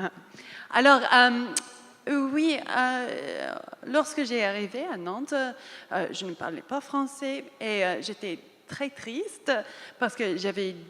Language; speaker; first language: French; non-native, fluent; English